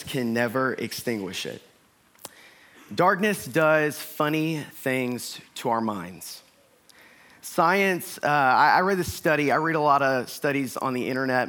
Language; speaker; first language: English; native; English